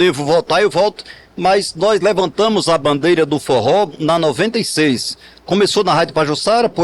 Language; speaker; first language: Portuguese; native; Portuguese